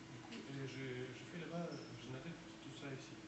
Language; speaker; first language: French; non-native, fluent; Russian